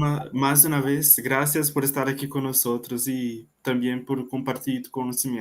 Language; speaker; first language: Spanish; non-native, learner; Portuguese